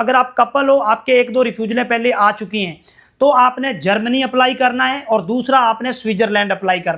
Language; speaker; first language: Hindi; native; Hindi